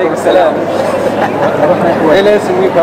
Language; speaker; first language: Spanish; non-native, learner; Arabic